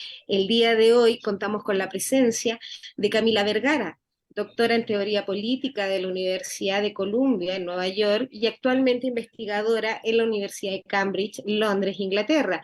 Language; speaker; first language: Spanish; native; Spanish